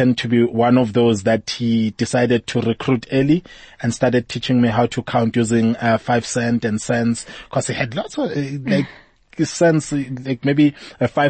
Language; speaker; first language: English; non-native, local second language; Zulu